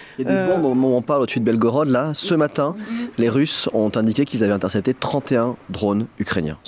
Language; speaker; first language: French; native; French